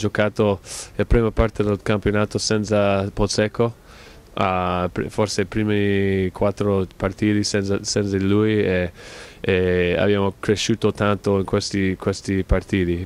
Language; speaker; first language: Italian; non-native, fluent; English